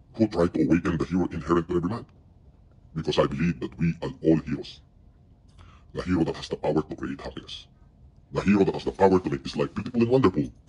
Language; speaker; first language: English; non-native, local second language; Filipino